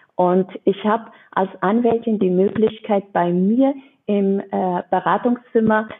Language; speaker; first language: German; non-native, fluent; Persian